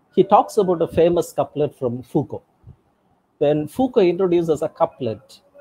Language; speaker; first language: English; non-native, local second language; Tamil